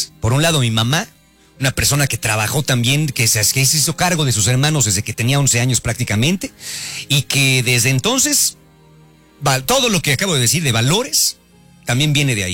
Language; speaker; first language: Spanish; native; Spanish